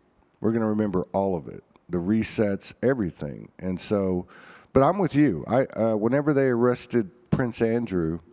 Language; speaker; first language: English; native; English